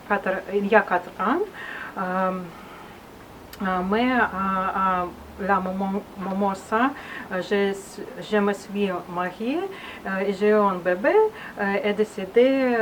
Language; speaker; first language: French; non-native, learner; Russian